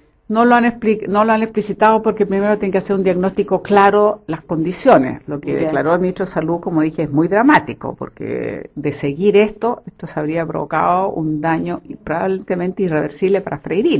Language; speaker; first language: Spanish; native; Spanish